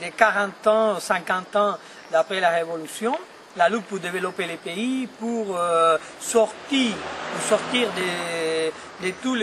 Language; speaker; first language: French; non-native, fluent; Spanish